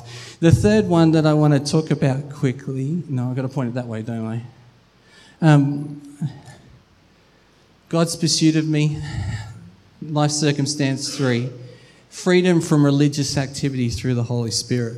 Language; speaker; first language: English; native; English